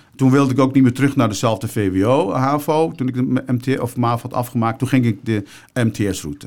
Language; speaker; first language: Dutch; early bilingual, other home language; Turkish